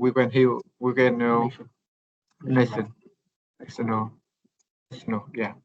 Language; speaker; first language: English; non-native, learner; Vietnamese